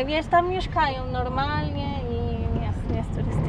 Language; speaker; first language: Polish; non-native, learner; Spanish